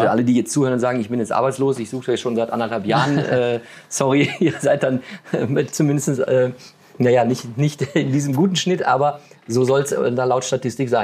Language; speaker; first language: German; native; German